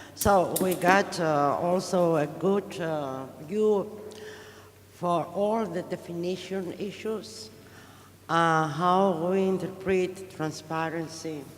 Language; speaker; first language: English; non-native, fluent; Greek